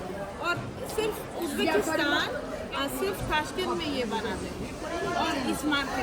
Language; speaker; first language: Hindi; non-native, fluent; Uzbek